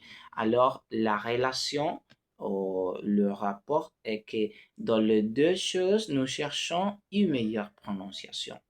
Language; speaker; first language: French; non-native, learner; Spanish